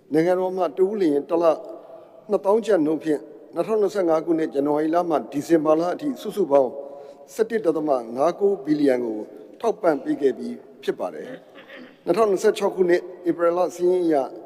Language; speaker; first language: Burmese; native; Burmese